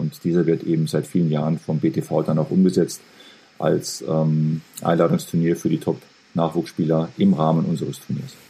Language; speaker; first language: German; native; German